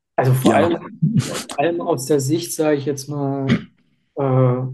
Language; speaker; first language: German; native; German